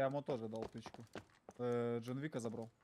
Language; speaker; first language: Russian; native; Russian